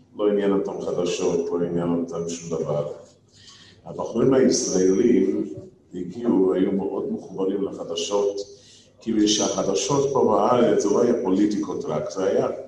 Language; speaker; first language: Hebrew; non-native, fluent; English